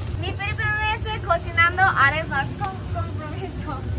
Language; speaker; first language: Spanish; non-native, learner; Japanese